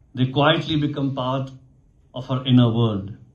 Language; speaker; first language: English; non-native, local second language; Urdu